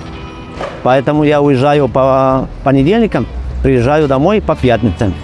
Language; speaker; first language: Russian; non-native, fluent; Spanish